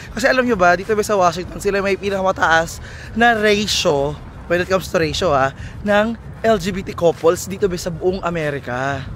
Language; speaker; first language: Filipino; native; Filipino